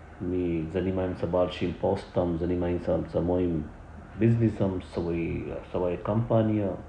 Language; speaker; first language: Russian; non-native, learner; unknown